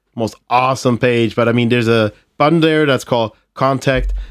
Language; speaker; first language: English; non-native, fluent; Swedish